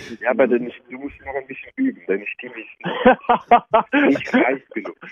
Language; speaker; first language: German; non-native, fluent; French